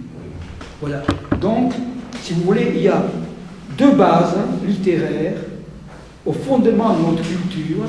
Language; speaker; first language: French; native; French